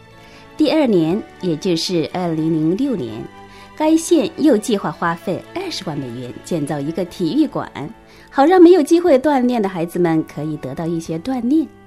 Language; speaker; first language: Chinese; native; Chinese